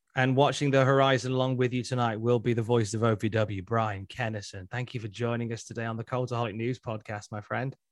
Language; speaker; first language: English; native; English